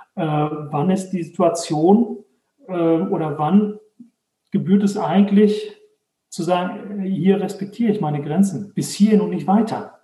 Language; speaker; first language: German; native; German